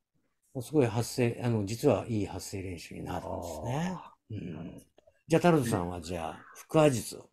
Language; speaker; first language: Japanese; native; Japanese